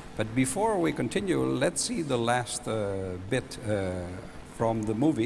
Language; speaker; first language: English; non-native, fluent; Italian